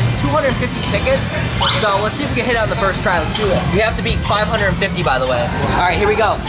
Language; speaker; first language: English; native; English